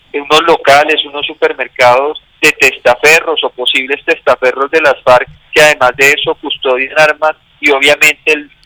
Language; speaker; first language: Spanish; native; Spanish